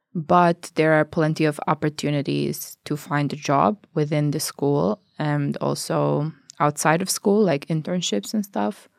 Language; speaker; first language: English; non-native, fluent; Albanian